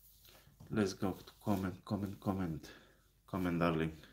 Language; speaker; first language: English; non-native, learner; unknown